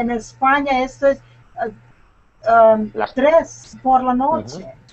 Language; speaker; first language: Spanish; non-native, learner; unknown